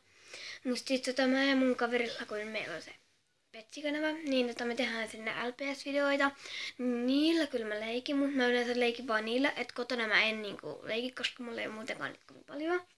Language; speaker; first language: Finnish; native; Finnish